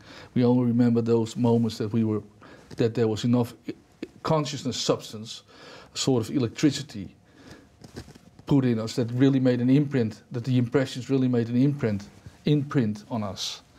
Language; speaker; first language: English; non-native, fluent; Dutch